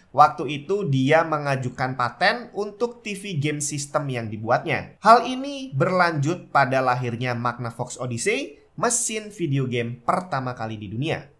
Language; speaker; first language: Indonesian; native; Indonesian